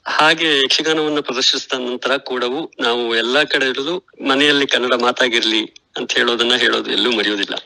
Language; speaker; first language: Kannada; native; Kannada